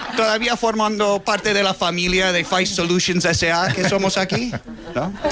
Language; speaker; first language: Spanish; non-native, fluent; English